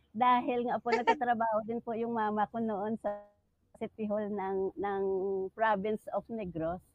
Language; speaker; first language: Filipino; native; Filipino